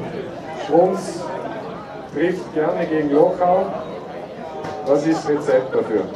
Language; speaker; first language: German; native; German